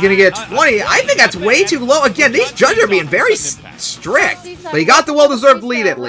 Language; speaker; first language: English; native; English